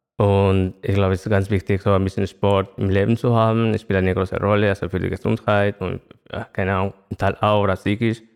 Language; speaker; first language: German; non-native, fluent; Spanish